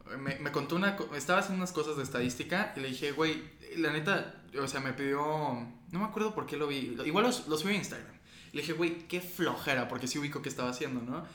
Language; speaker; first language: Spanish; native; Spanish